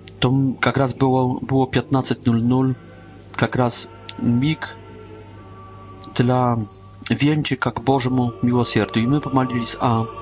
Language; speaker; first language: Polish; non-native, learner; Russian